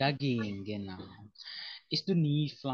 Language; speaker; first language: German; non-native, fluent; Indonesian